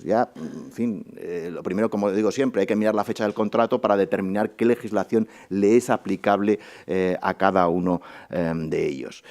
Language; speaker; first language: Spanish; native; Spanish